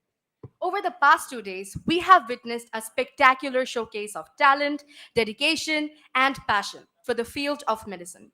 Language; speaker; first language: English; non-native, local second language; Bangla